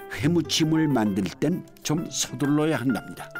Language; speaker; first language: Korean; native; Korean